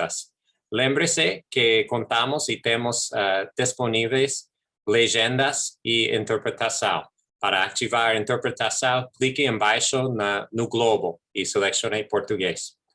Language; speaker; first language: Portuguese; non-native, fluent; English